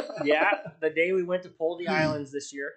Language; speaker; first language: English; native; English